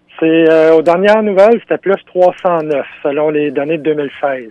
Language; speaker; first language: French; native; French